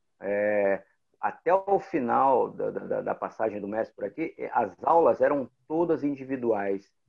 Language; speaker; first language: Portuguese; native; Portuguese